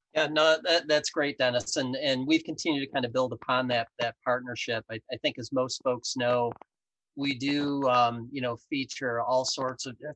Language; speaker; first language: English; native; English